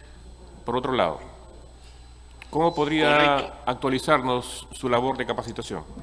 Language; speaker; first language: Spanish; native; Spanish